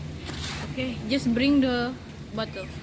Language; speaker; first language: English; non-native, learner; Indonesian